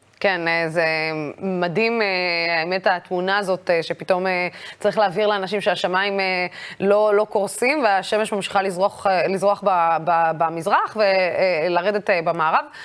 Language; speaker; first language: Hebrew; non-native, local second language; Arabic